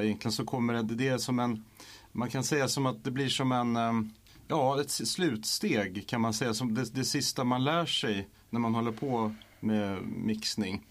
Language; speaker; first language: Swedish; native; Swedish